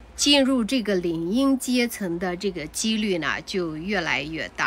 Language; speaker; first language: Chinese; native; Chinese